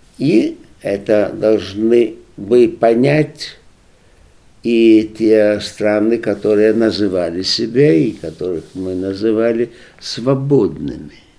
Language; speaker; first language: Russian; non-native, local second language; Lithuanian